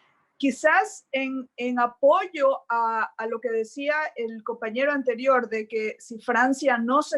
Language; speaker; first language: Spanish; native; Spanish